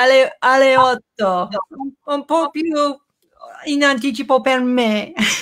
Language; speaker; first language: Italian; non-native, learner; English